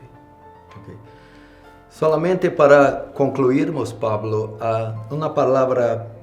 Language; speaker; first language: Spanish; non-native, learner; Portuguese